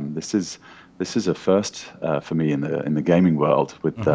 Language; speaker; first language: English; native; English